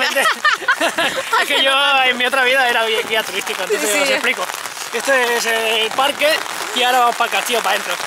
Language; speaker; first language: Spanish; native; Spanish